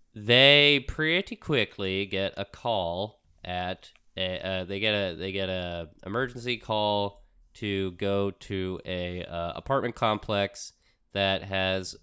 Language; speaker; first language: English; early bilingual, other home language; Spanish